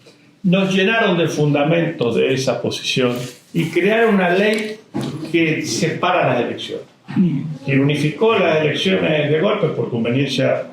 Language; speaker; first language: Spanish; native; Spanish